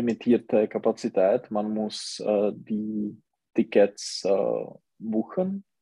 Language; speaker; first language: German; non-native, learner; Czech